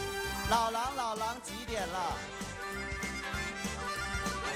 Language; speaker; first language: Chinese; native; Chinese